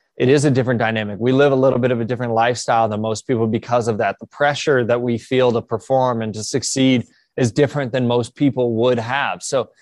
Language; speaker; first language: English; native; English